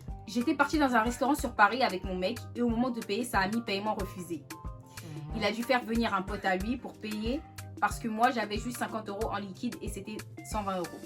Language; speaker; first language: French; native; French